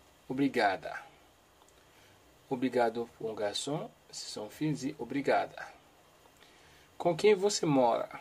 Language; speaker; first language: Portuguese; non-native, learner; Haitian Creole